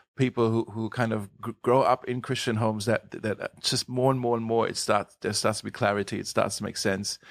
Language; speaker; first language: English; non-native, fluent; German